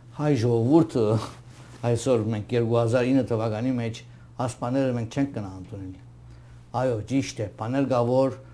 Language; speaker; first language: Armenian; early bilingual, heritage; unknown